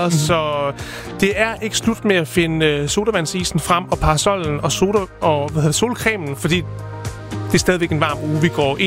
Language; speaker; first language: Danish; native; Danish